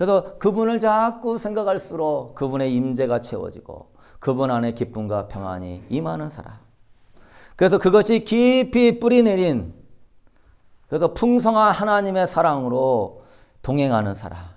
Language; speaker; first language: Korean; native; Korean